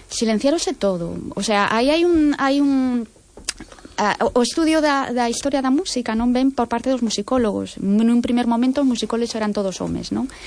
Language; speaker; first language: Galician; non-native, local second language; Spanish